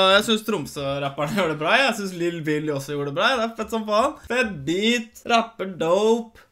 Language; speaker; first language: Norwegian; early bilingual, other home language; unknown